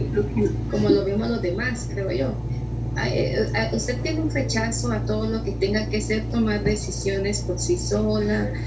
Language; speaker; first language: Spanish; native; Spanish